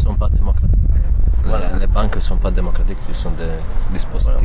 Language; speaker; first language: French; non-native, learner; Italian